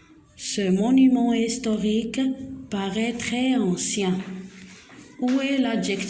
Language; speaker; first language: French; non-native, local second language; Arabic